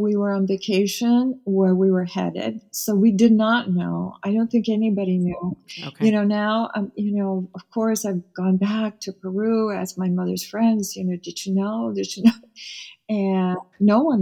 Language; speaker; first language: English; early bilingual, other home language; Spanish